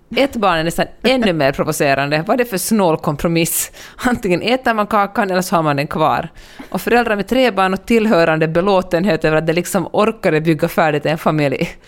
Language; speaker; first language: Swedish; native; Swedish